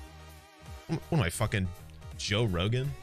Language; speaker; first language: English; native; English